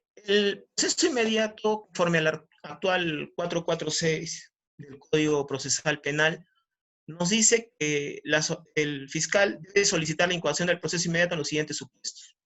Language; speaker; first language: Spanish; native; Spanish